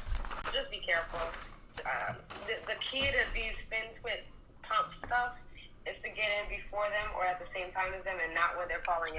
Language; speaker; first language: English; native; English